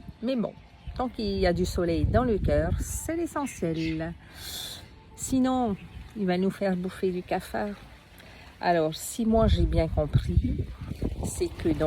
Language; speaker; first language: French; native; French